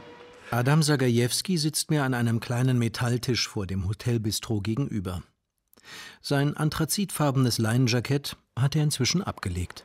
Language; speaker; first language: German; native; German